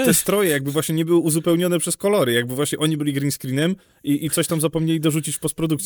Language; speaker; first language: Polish; native; Polish